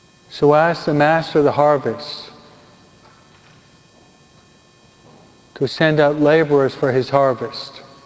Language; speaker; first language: English; native; English